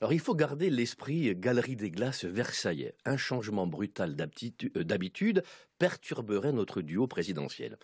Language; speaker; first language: French; native; French